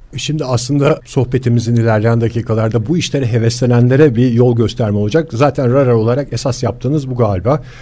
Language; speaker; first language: Turkish; native; Turkish